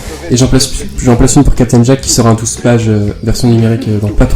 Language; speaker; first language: French; native; French